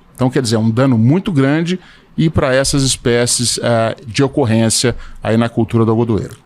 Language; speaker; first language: Portuguese; native; Portuguese